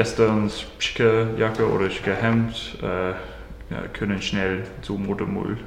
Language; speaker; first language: German; non-native, learner; English